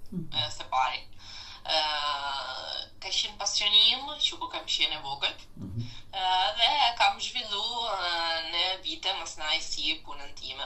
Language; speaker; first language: Albanian; non-native, fluent; Italian